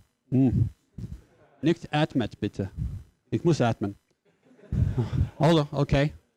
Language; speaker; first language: German; non-native, learner; English